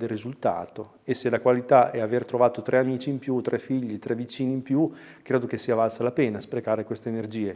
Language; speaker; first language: Italian; native; Italian